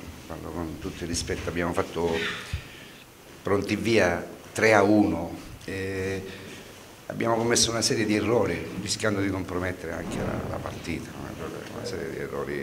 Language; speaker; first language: Italian; native; Italian